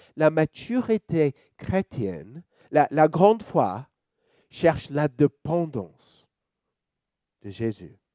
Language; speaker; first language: French; non-native, fluent; English